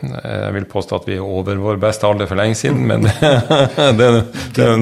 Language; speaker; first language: Norwegian; native; Norwegian